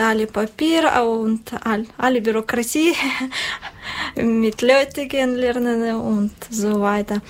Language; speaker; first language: German; non-native, learner; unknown